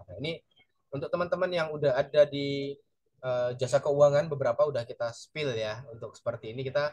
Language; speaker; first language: Indonesian; native; Indonesian